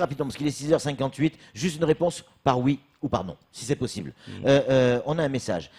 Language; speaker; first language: French; native; French